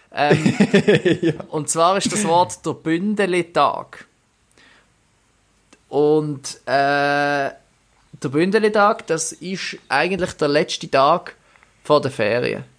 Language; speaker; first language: German; native; German